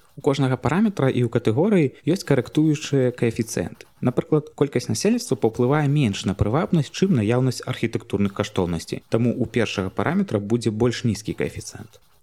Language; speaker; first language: Belarusian; native; Belarusian